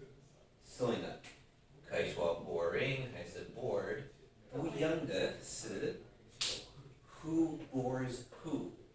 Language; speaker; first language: Chinese; non-native, fluent; English